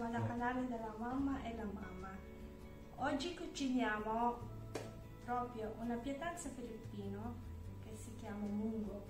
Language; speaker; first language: Italian; non-native, learner; Filipino